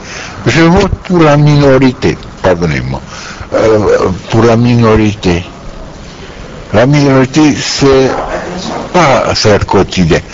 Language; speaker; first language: French; non-native, learner; Romanian